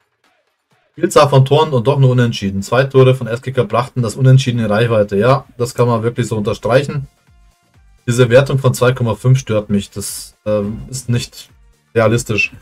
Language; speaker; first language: German; native; German